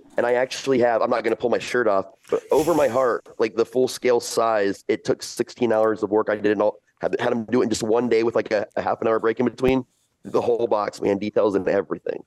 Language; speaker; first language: English; early bilingual, other home language; Italian